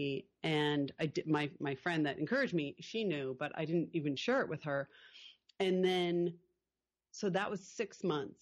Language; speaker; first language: English; native; English